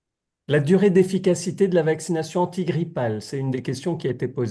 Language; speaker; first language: French; native; French